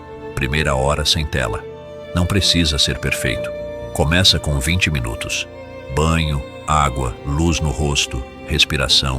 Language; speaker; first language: Portuguese; native; Portuguese